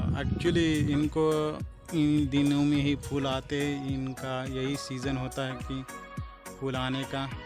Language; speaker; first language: Hindi; non-native, local second language; Marathi